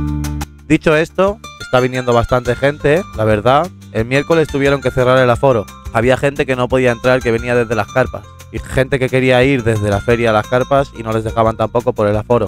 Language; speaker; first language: Spanish; native; Spanish